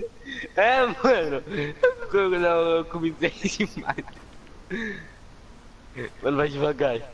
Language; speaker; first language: Portuguese; native; Portuguese